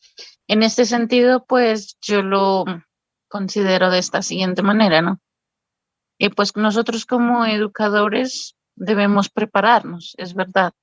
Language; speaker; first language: Spanish; native; Spanish